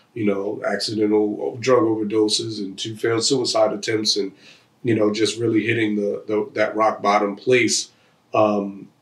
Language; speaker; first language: English; native; English